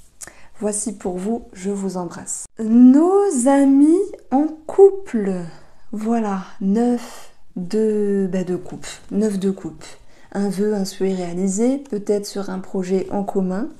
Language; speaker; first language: French; native; French